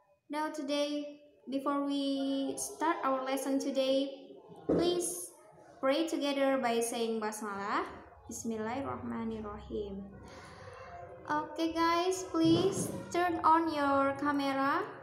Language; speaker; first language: English; non-native, learner; Minangkabau